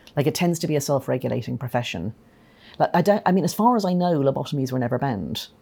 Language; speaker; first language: English; native; English